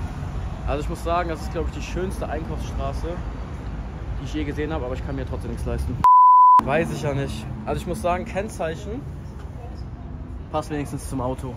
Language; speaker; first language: German; native; German